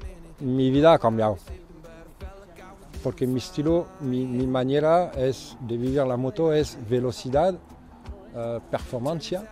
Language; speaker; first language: Spanish; non-native, fluent; French